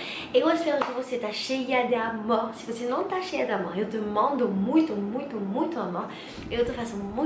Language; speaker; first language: Portuguese; non-native, learner; French